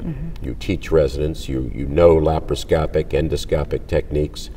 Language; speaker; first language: English; native; English